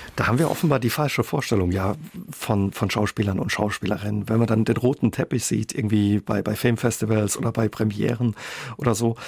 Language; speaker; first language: German; native; German